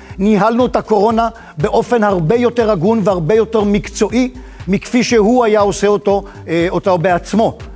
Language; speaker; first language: Hebrew; native; Hebrew